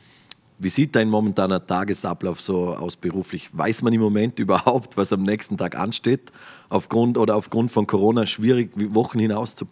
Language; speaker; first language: German; native; German